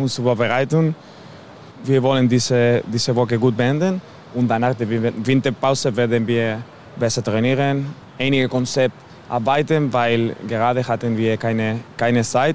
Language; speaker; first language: German; non-native, learner; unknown